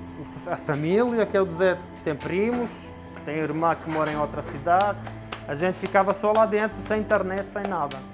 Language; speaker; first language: Portuguese; non-native, fluent; Arabic